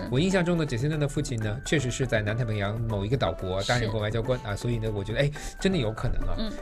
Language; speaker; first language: Chinese; native; Chinese